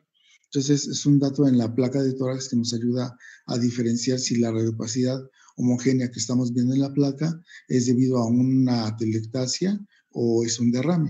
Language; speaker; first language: Spanish; native; Spanish